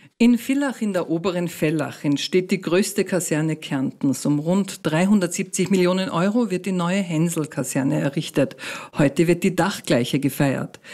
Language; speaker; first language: German; native; German